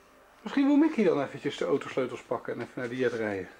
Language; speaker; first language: Dutch; native; Dutch